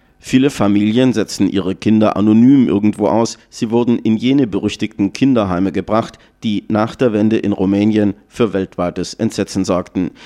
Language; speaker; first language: German; native; German